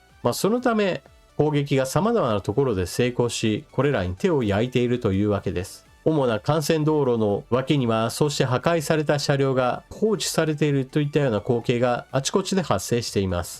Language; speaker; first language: Japanese; native; Japanese